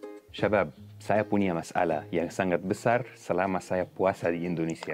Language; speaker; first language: Indonesian; non-native, fluent; Arabic